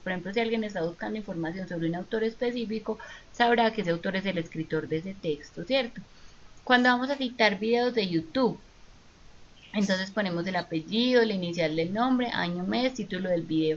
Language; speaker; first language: Spanish; native; Spanish